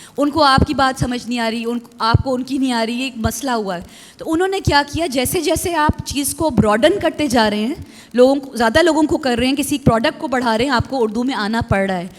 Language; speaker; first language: Urdu; native; Urdu